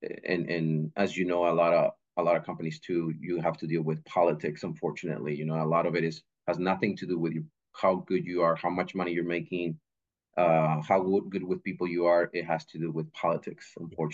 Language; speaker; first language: English; non-native, fluent; Spanish